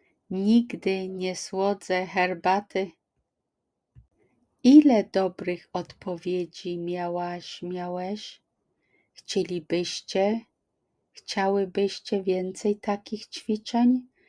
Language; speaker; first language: Polish; native; Polish